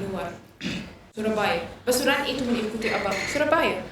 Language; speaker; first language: Indonesian; non-native, learner; Arabic